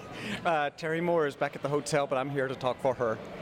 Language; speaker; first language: English; native; English